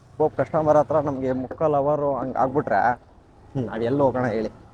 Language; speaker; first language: Kannada; non-native, local second language; Telugu